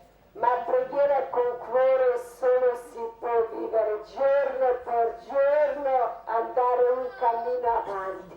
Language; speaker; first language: Italian; non-native, learner; Croatian